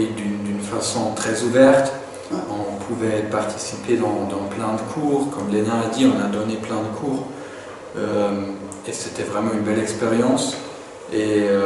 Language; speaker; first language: French; non-native, fluent; German